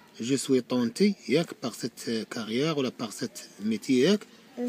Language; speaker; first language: French; non-native, learner; Arabic